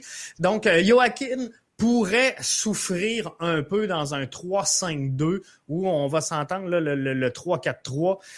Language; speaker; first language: French; native; French